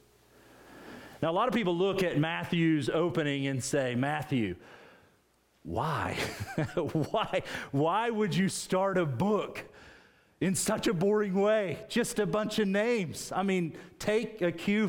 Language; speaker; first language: English; native; English